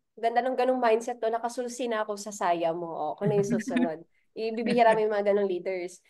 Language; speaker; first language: Filipino; native; Filipino